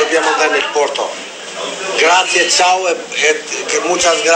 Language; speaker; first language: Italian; non-native, learner; Albanian